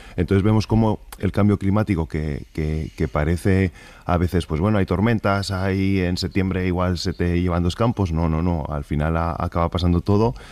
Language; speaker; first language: Spanish; native; Spanish